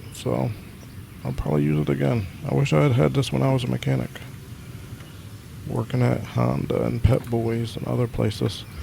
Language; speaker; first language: English; native; English